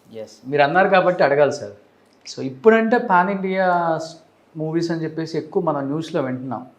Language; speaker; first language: Telugu; native; Telugu